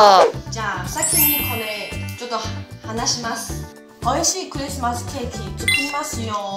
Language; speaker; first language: Japanese; non-native, fluent; Chinese